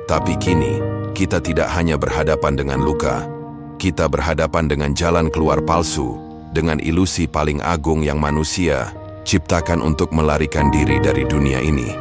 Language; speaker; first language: Indonesian; native; Indonesian